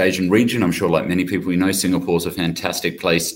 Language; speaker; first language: English; native; English